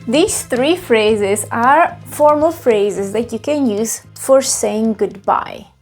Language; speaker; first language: English; non-native, fluent; Czech